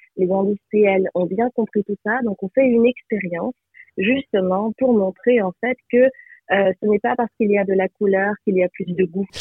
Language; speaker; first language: French; early bilingual, other home language; Japanese